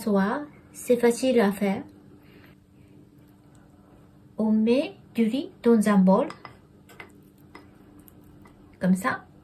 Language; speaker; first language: French; non-native, learner; Japanese